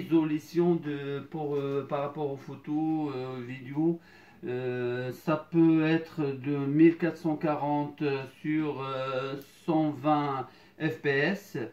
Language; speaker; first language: French; non-native, fluent; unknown